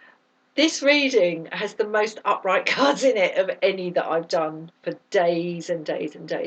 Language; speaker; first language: English; native; English